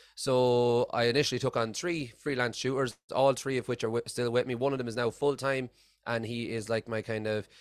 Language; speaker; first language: English; native; English